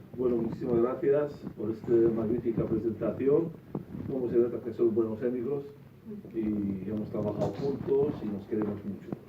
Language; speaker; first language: Spanish; non-native, fluent; Arabic